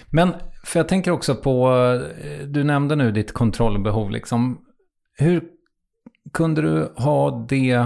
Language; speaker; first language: Swedish; native; Swedish